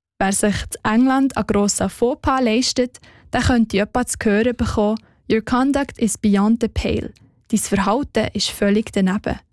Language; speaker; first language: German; native; German